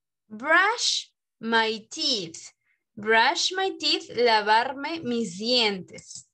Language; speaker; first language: English; non-native, fluent; Spanish